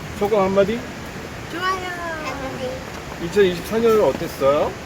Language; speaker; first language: Korean; native; Korean